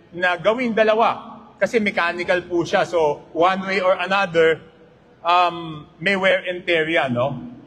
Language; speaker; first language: Filipino; native; Filipino